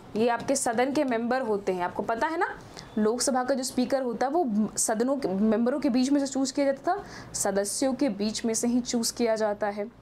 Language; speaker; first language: Hindi; native; Hindi